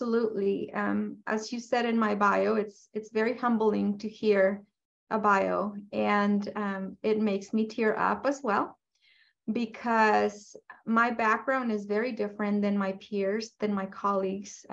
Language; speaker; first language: English; non-native, fluent; Spanish